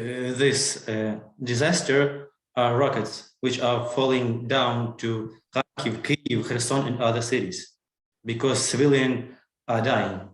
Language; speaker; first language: English; non-native, learner; Ukrainian